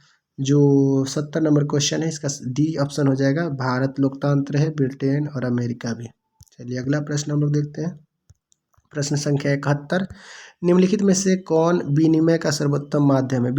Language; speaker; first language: Hindi; non-native, local second language; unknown